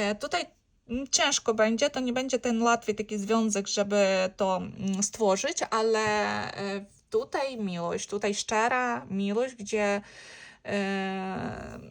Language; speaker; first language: Polish; non-native, learner; Ukrainian